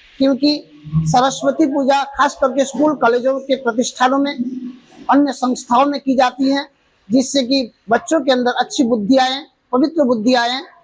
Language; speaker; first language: Hindi; non-native, local second language; Bangla